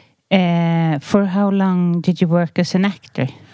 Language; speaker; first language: English; non-native, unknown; Swedish